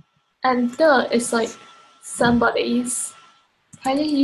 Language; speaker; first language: English; non-native, fluent; Chinese